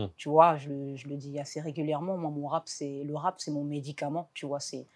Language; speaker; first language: French; native; French